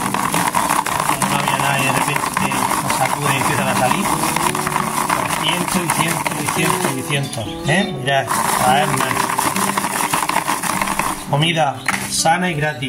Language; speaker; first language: Spanish; native; Spanish